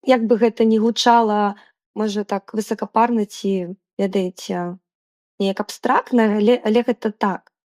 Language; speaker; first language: Belarusian; non-native, local second language; Russian